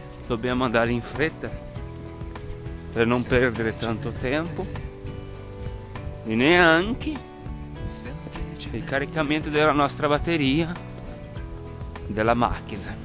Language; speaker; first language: Italian; non-native, fluent; Portuguese